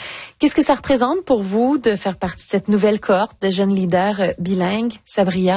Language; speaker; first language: French; native; French